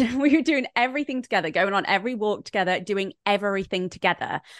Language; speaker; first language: English; native; English